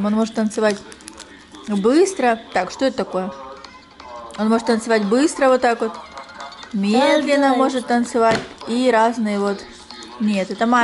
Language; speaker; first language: Russian; native; Russian